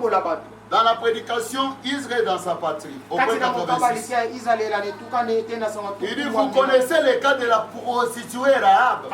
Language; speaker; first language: French; non-native, local second language; Lingala